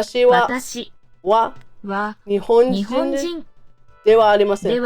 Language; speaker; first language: Japanese; non-native, learner; German